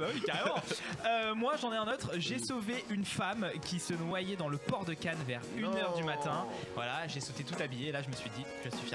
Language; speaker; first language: French; native; French